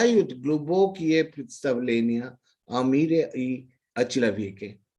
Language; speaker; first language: Russian; non-native, fluent; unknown